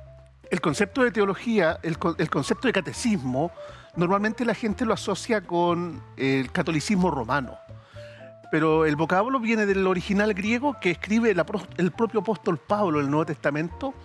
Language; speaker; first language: Spanish; native; Spanish